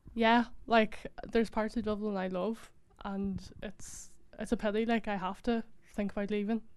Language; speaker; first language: English; native; English